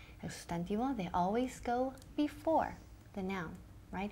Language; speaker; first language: English; native; English